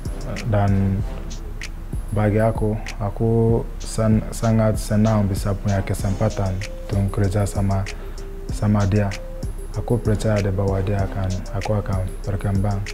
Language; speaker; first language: Indonesian; non-native, fluent; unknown